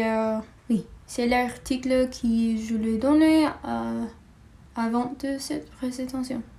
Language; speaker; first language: French; non-native, learner; English